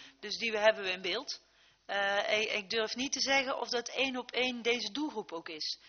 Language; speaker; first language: Dutch; native; Dutch